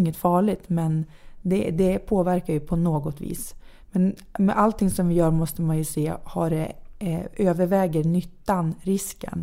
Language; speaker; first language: Swedish; native; Swedish